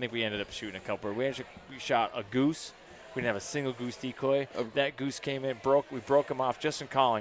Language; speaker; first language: English; native; English